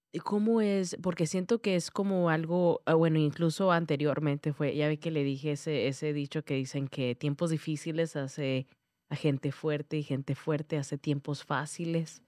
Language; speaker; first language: Spanish; early bilingual, heritage; Spanish